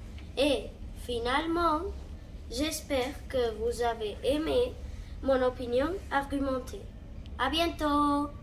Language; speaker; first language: French; non-native, learner; Catalan